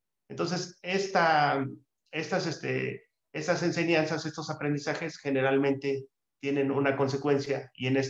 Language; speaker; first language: Spanish; native; Spanish